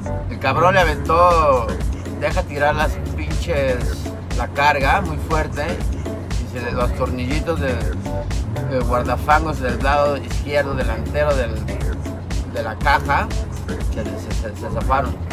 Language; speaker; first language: Spanish; native; Spanish